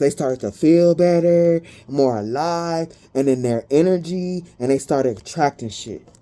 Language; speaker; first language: English; native; English